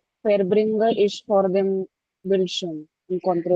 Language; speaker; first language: German; non-native, learner; Hindi